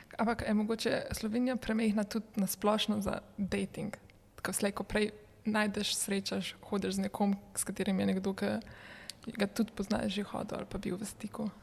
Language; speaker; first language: Slovenian; native; Slovenian